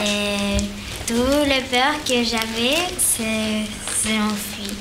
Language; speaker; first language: French; non-native, fluent; Spanish